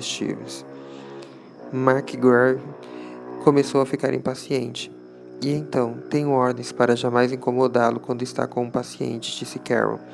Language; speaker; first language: Portuguese; native; Portuguese